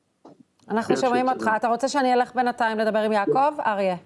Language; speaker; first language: Hebrew; native; Hebrew